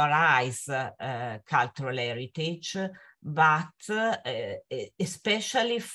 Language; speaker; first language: English; non-native, fluent; Italian